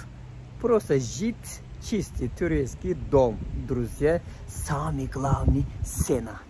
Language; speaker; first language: Russian; non-native, fluent; Turkish